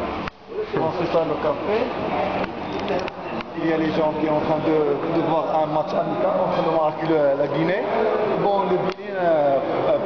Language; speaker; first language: French; non-native, local second language; Arabic